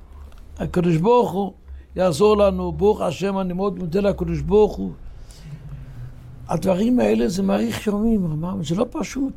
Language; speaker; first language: Hebrew; non-native, local second language; Yiddish